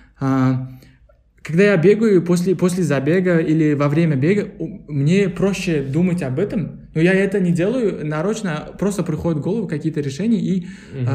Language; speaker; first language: Russian; non-native, local second language; Uzbek